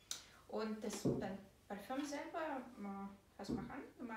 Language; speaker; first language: German; non-native, fluent; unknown